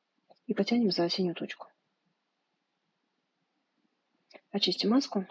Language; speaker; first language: Russian; native; Russian